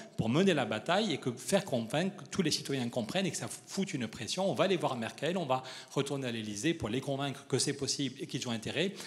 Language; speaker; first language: French; native; French